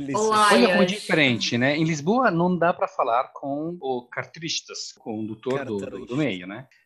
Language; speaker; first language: Portuguese; non-native, fluent; Italian